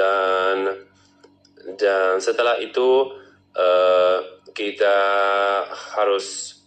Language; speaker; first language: Indonesian; non-native, learner; Czech